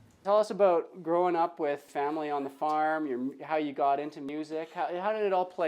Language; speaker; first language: English; native; English